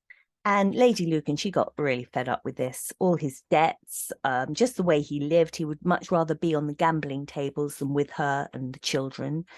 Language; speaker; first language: English; native; English